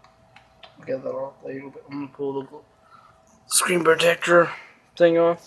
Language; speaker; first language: English; native; English